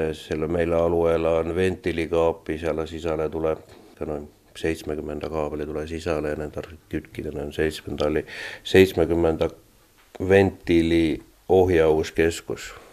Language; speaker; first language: Finnish; non-native, learner; Estonian